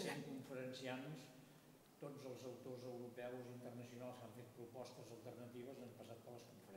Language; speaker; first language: Catalan; native; Catalan